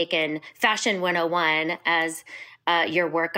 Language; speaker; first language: English; native; English